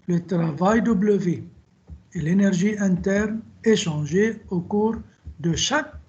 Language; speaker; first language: French; non-native, local second language; Arabic